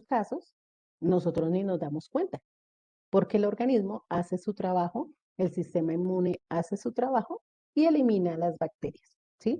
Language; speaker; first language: Spanish; native; Spanish